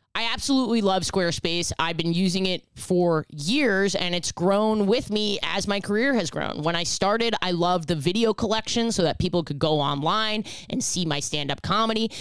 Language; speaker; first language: English; native; English